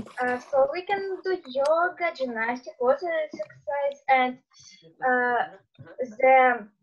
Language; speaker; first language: English; non-native, learner; Russian